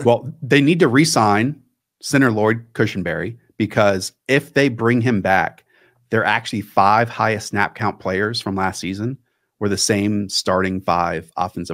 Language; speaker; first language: English; native; English